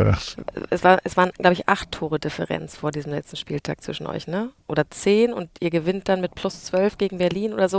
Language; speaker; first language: German; native; German